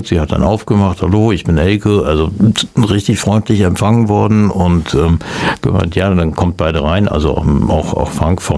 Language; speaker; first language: German; native; German